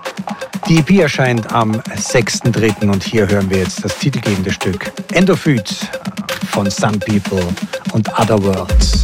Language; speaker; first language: German; native; German